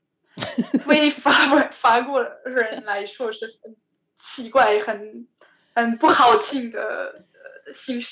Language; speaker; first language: Chinese; non-native, learner; French